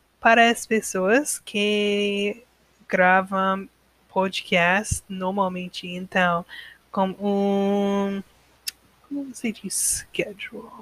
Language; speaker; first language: Portuguese; non-native, learner; English